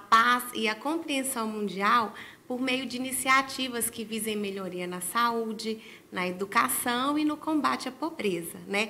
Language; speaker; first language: Portuguese; native; Portuguese